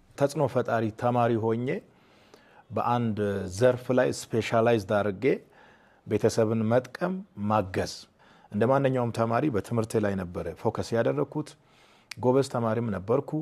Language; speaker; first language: Amharic; non-native, local second language; Wolaytta